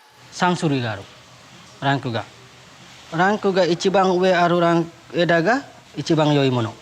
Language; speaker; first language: Japanese; non-native, learner; Indonesian